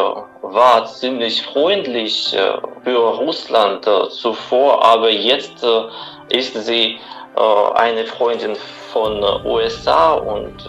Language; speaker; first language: German; non-native, fluent; Russian